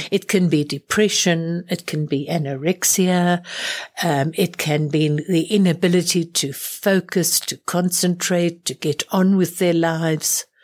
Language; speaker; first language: English; native; English